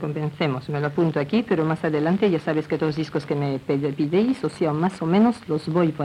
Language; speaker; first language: Spanish; non-native, local second language; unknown